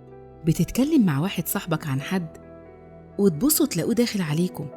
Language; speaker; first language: Arabic; native; Arabic